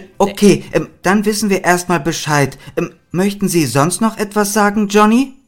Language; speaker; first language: German; native; German